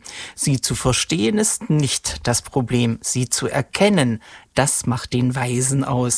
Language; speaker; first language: German; native; German